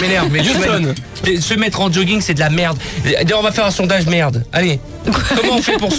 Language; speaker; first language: French; native; French